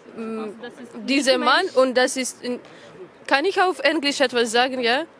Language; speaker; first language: German; non-native, fluent; Ukrainian